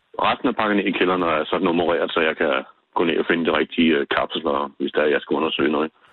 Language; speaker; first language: Danish; native; Danish